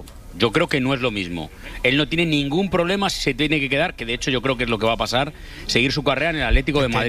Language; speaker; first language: Spanish; native; Spanish